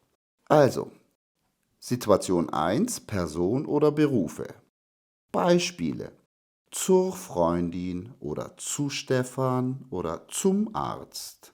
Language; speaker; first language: German; non-native, fluent; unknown